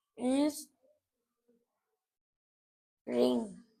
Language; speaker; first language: English; non-native, learner; Vietnamese